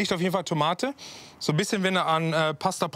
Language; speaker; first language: German; native; German